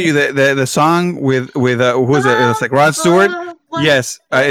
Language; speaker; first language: English; early bilingual, other home language; Spanish